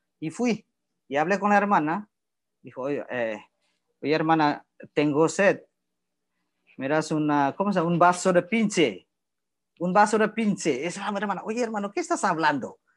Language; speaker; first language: Spanish; non-native, learner; Indonesian